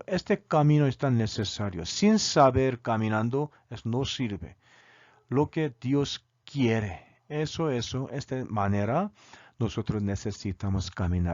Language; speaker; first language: Spanish; non-native, learner; Korean